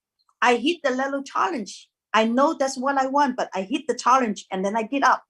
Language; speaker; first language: English; non-native, learner; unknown